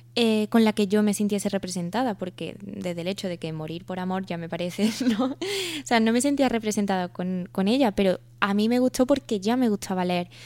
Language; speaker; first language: Spanish; native; Spanish